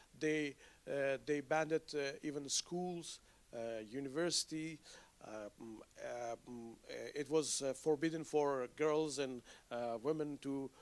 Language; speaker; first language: English; non-native, fluent; Persian